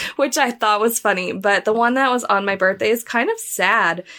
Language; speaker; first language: English; native; English